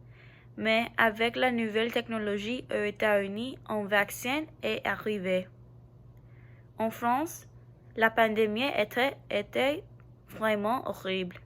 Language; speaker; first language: French; non-native, learner; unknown